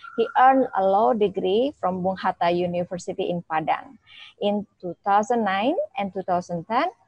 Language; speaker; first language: English; non-native, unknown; Indonesian